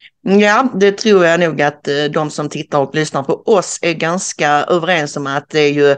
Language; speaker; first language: Swedish; native; Swedish